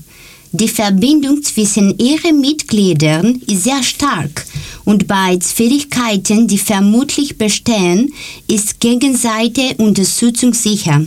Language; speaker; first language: German; non-native, learner; Greek